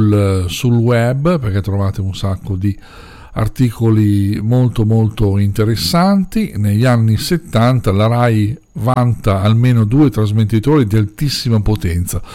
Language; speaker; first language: Italian; native; Italian